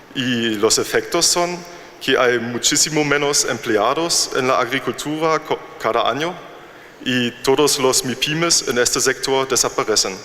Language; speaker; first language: Spanish; non-native, learner; German